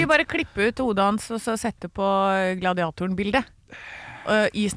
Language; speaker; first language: Norwegian; native; Norwegian